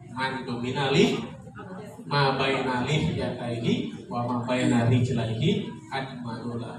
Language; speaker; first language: Indonesian; non-native, local second language; Sundanese